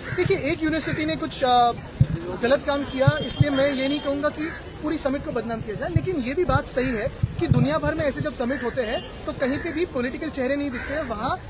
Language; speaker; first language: Hindi; non-native, local second language; Marathi